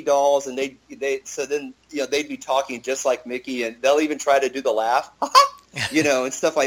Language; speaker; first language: English; native; English